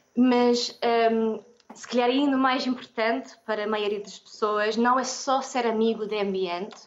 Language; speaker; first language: Portuguese; non-native, fluent; English